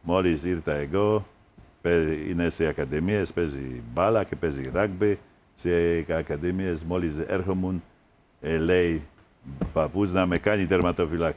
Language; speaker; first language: Greek; non-native, fluent; Polish